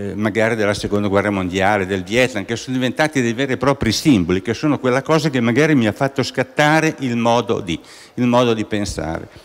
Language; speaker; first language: Italian; native; Italian